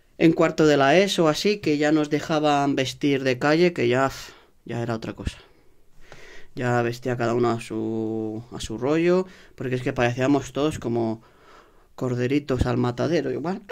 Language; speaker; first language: Spanish; native; Spanish